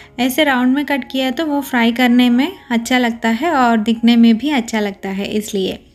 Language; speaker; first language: Hindi; non-native, local second language; Malayalam